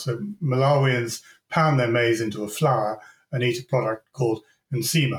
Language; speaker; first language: English; native; English